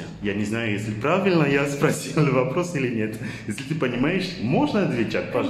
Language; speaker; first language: Russian; non-native, learner; French